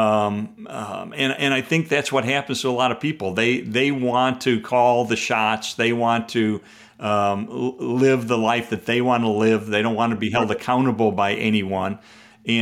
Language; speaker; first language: English; native; English